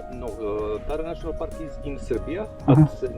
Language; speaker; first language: English; non-native, learner; Serbian